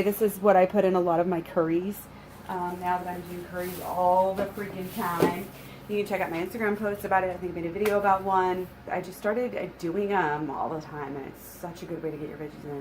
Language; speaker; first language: English; native; English